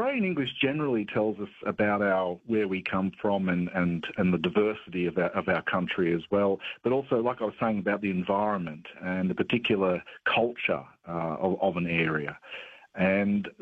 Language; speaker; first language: English; native; English